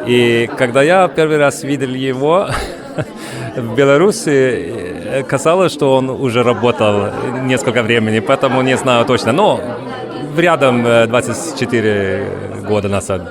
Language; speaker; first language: Russian; non-native, learner; Swedish